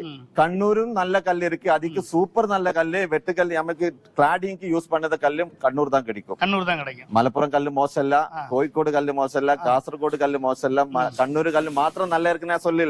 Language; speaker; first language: Tamil; non-native, learner; Malayalam